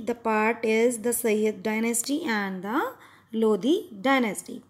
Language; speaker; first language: English; non-native, local second language; Hindi